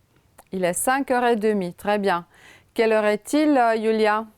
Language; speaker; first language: French; non-native, fluent; Romanian